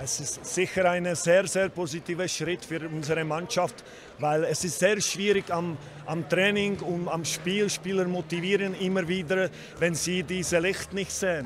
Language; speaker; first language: German; non-native, fluent; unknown